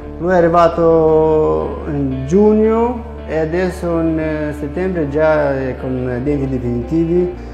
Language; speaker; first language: Italian; non-native, learner; Romanian